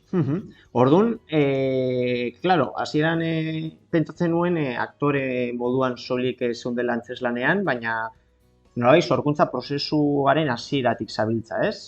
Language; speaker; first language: Basque; native; Basque